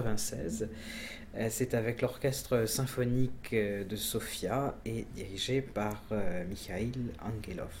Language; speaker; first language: French; native; French